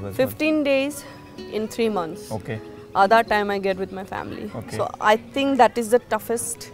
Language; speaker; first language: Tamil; non-native, local second language; Gujarati